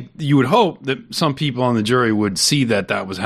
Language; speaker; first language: English; native; English